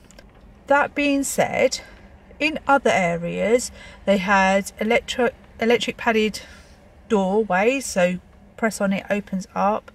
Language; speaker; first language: English; native; English